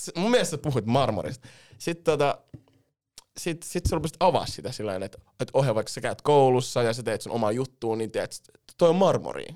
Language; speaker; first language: Finnish; early bilingual, other home language; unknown